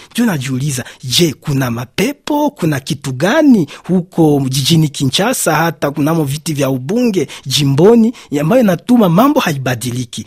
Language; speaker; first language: Swahili; native; Swahili